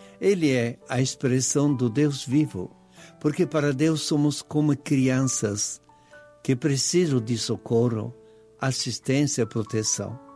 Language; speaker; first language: Portuguese; non-native, fluent; Italian